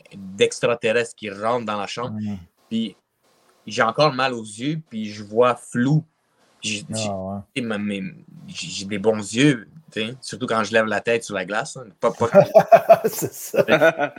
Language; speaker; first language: French; native; French